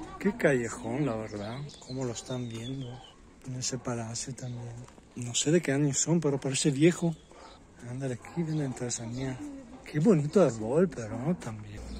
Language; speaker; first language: Spanish; non-native, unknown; Italian